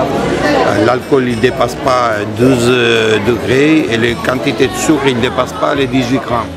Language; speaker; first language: French; non-native, fluent; Georgian